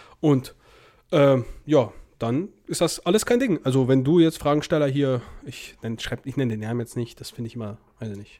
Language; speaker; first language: German; early bilingual, other home language; Russian